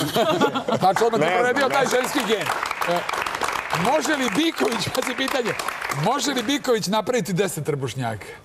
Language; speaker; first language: Serbian; native; Serbian